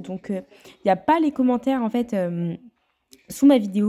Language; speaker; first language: French; native; French